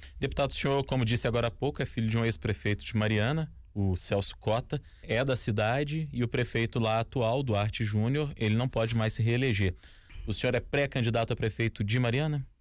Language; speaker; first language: Portuguese; native; Portuguese